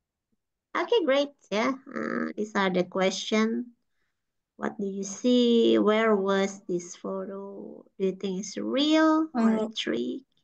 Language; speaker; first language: English; non-native, fluent; Indonesian